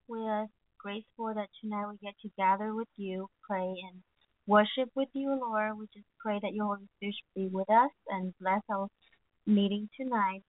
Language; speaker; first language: English; non-native, fluent; Vietnamese